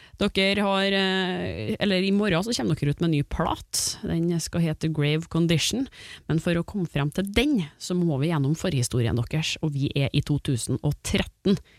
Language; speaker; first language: Norwegian; native; Norwegian